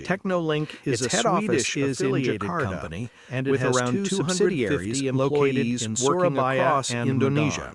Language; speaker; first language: English; non-native, learner; Indonesian